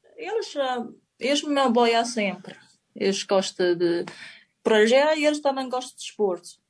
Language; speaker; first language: Portuguese; non-native, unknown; Chinese